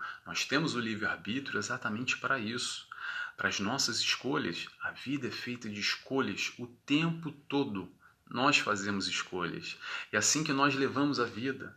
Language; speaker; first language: Portuguese; native; Portuguese